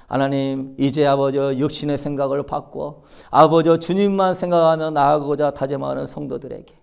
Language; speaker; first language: Korean; native; Korean